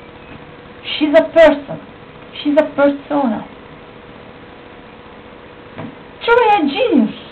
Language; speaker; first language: English; non-native, learner; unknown